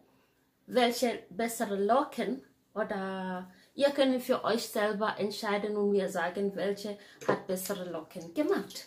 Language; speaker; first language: German; non-native, fluent; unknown